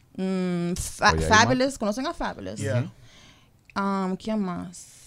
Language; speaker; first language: Spanish; early bilingual, heritage; Spanish